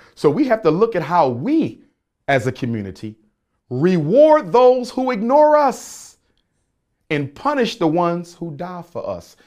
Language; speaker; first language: English; native; English